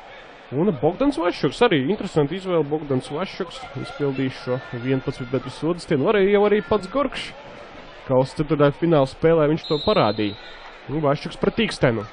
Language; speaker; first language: Latvian; native; Latvian